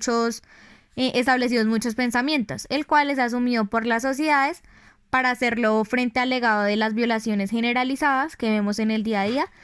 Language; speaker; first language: Spanish; native; Spanish